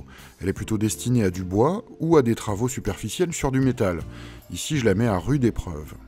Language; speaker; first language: French; native; French